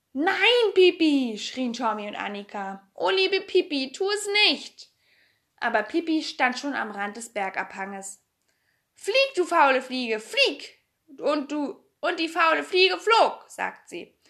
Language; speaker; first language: German; native; German